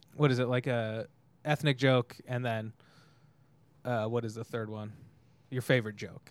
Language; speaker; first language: English; native; English